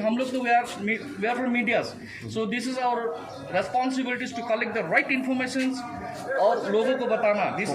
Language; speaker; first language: Hindi; non-native, local second language; Nepali